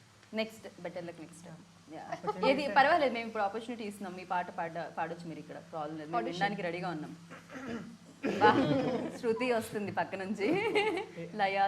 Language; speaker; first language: Telugu; native; Telugu